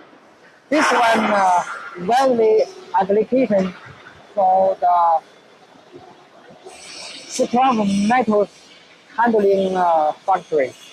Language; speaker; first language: English; non-native, learner; Chinese